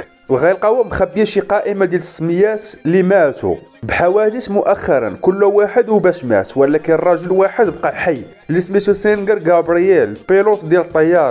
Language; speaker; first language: Arabic; native; Arabic